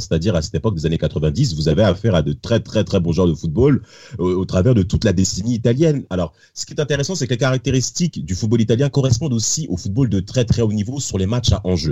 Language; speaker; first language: French; native; French